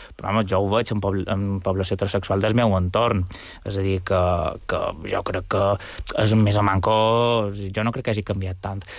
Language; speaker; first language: Catalan; native; Catalan